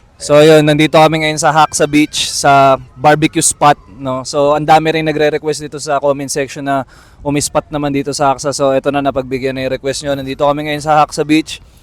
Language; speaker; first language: Filipino; native; Filipino